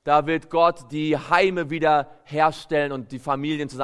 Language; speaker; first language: German; native; German